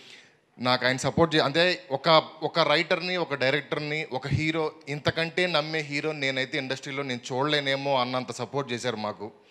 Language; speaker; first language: Telugu; native; Telugu